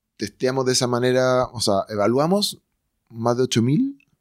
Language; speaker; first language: Spanish; native; Spanish